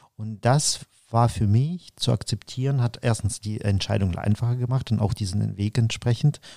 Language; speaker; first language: German; non-native, fluent; Ukrainian